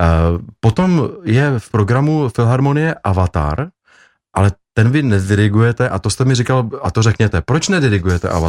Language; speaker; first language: Czech; native; Czech